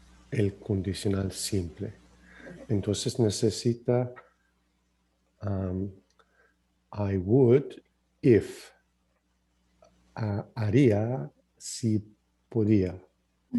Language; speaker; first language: Spanish; non-native, learner; English